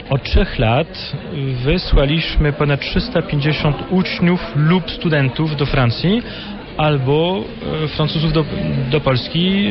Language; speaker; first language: Polish; non-native, fluent; French